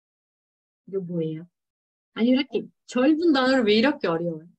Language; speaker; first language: Korean; non-native, learner; Turkish